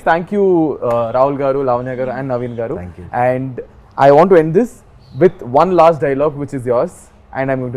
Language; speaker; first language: Telugu; native; Telugu